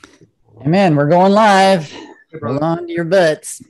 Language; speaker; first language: English; native; English